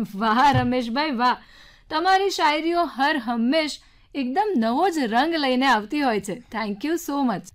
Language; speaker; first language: Gujarati; native; Gujarati